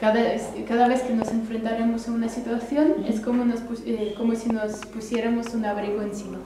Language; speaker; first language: Spanish; early bilingual, other home language; Russian